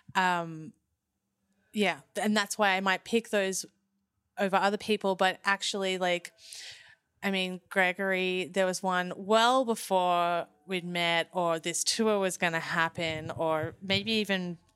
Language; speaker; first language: English; native; English